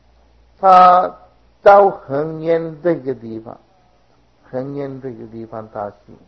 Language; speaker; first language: Chinese; non-native, fluent; Sinhala